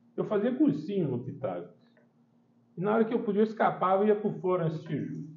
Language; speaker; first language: Portuguese; early bilingual, heritage; Portuguese